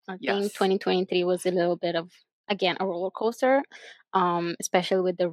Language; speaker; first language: English; non-native, fluent; Bulgarian